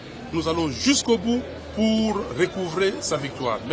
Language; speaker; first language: French; non-native, local second language; Lingala